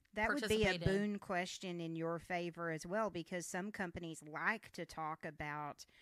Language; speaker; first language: English; native; English